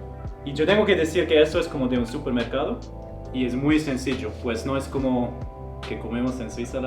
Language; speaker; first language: Spanish; non-native, fluent; German